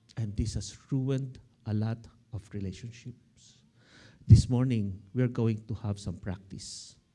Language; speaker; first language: English; non-native, local second language; Filipino